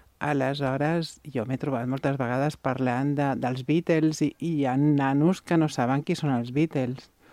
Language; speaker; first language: Catalan; non-native, local second language; Spanish